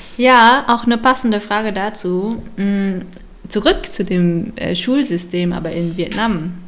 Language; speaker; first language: German; early bilingual, other home language; Vietnamese